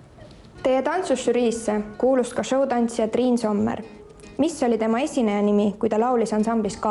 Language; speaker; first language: Estonian; native; Estonian